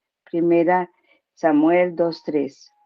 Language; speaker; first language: Spanish; native; Spanish